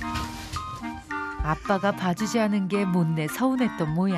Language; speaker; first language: Korean; native; Korean